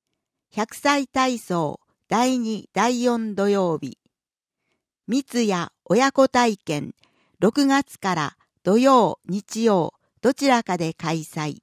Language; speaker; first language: Japanese; native; Japanese